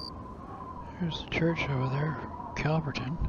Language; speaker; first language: English; native; English